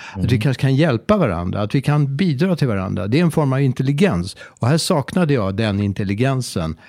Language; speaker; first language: Swedish; native; Swedish